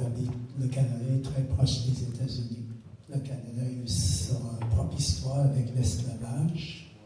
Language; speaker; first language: French; non-native, fluent; English